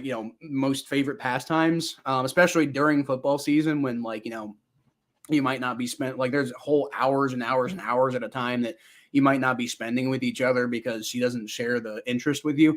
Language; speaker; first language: English; native; English